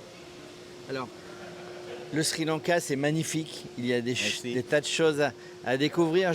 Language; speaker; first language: French; native; French